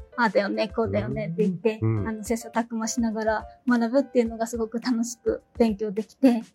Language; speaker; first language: Japanese; native; Japanese